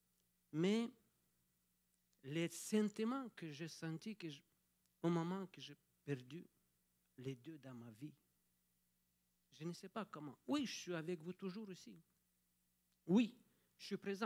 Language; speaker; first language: French; non-native, fluent; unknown